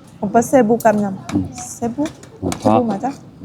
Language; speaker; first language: Korean; non-native, learner; Vietnamese